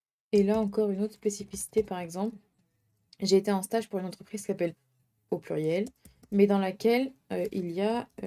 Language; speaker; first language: French; native; French